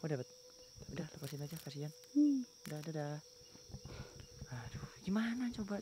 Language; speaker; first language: Indonesian; native; Indonesian